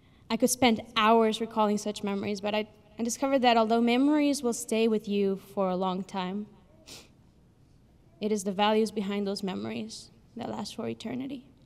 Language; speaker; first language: English; early bilingual, other home language; Spanish